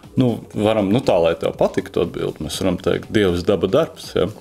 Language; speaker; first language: Latvian; native; Latvian